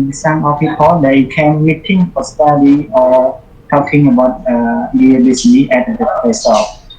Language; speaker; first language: English; non-native, learner; Khmer